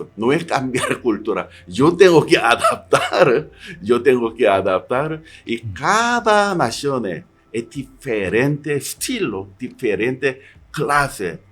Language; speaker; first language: Spanish; non-native, learner; Korean